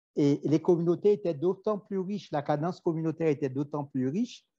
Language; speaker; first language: French; native; French